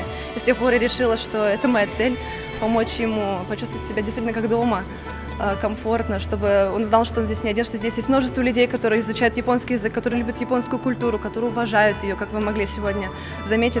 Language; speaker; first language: Russian; native; Russian